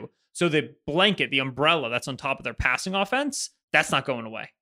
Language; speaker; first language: English; native; English